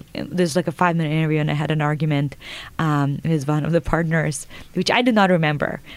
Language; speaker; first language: English; non-native, fluent; Russian